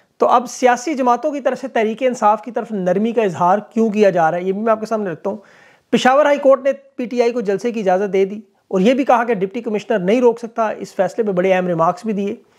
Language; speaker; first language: Urdu; native; Urdu